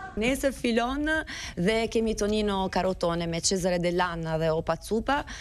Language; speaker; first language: Albanian; non-native, fluent; Italian